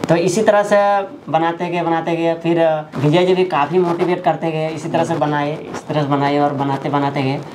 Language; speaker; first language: Hindi; native; Hindi